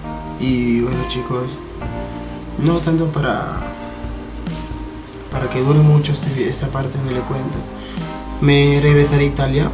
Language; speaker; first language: Spanish; early bilingual, heritage; Spanish